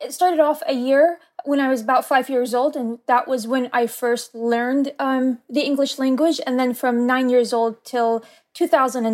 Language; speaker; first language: English; native; English